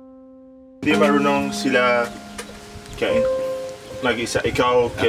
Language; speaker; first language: Filipino; non-native, learner; Arabic